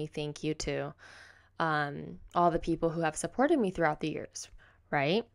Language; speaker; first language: English; native; English